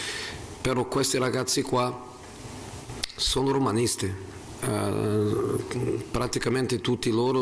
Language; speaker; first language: Italian; non-native, fluent; Portuguese